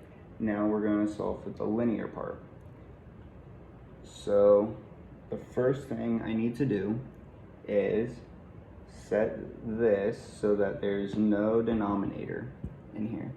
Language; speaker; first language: English; native; English